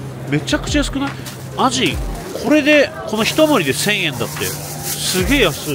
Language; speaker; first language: Japanese; native; Japanese